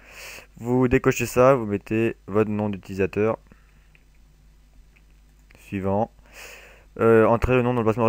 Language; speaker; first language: French; native; French